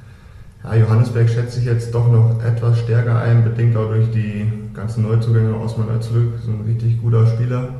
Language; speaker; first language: German; native; German